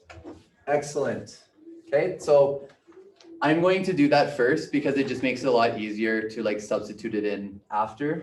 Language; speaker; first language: English; native; English